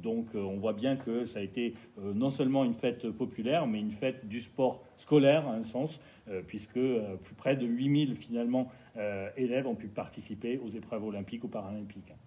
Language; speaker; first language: French; native; French